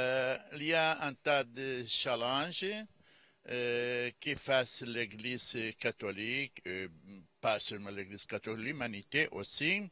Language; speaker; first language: French; non-native, fluent; English